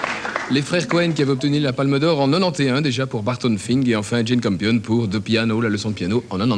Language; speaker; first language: French; native; French